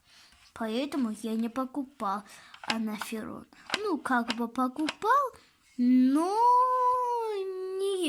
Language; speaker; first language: Russian; non-native, local second language; Kazakh